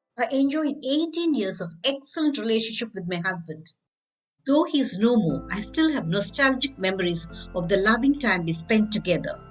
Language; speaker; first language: English; non-native, local second language; Tamil